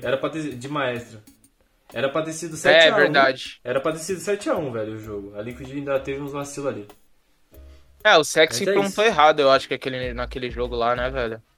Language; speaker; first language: Portuguese; native; Portuguese